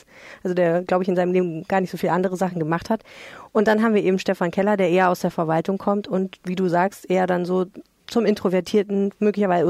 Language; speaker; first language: German; native; German